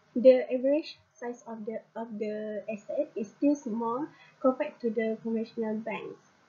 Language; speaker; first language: English; non-native, local second language; Malay